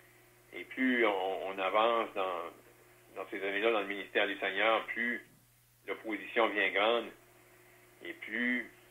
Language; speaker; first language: French; native; French